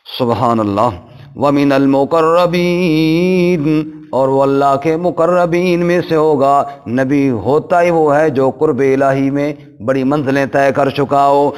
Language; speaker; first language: Urdu; non-native, local second language; Punjabi